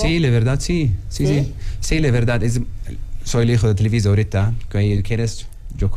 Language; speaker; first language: Spanish; non-native, learner; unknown